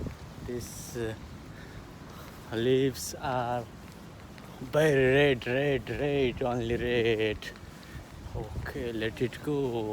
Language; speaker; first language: English; non-native, learner; Nepali